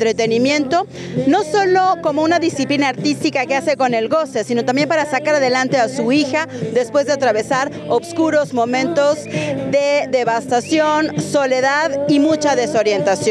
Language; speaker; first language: Spanish; native; Spanish